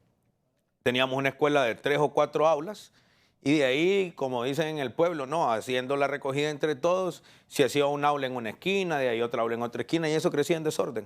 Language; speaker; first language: Spanish; native; Spanish